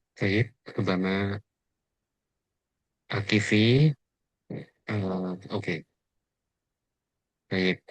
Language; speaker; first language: Arabic; non-native, fluent; Indonesian